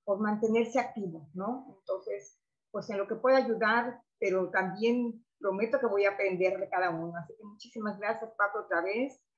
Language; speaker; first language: Spanish; native; Spanish